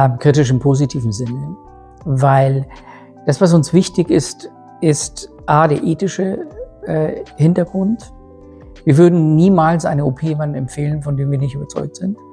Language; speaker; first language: German; early bilingual, other home language; Persian